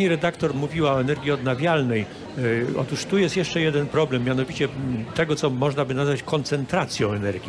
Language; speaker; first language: Polish; native; Polish